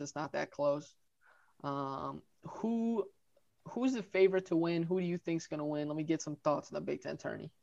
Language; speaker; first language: English; native; English